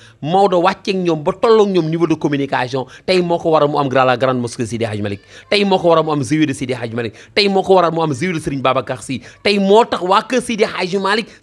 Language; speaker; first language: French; non-native, local second language; Wolof